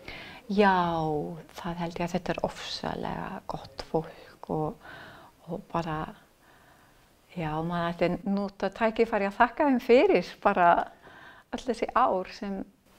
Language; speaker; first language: Icelandic; non-native, fluent; English